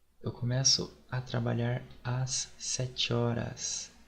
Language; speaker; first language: Portuguese; non-native, fluent; French